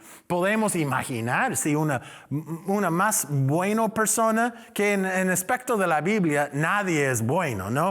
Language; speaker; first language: Spanish; non-native, learner; English